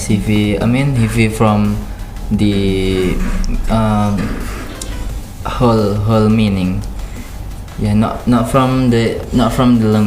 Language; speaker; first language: English; non-native, learner; Indonesian